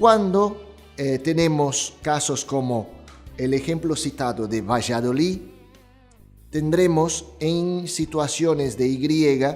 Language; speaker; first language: Spanish; non-native, fluent; Portuguese